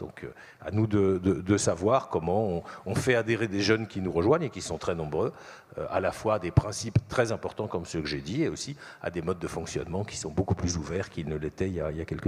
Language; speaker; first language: French; native; French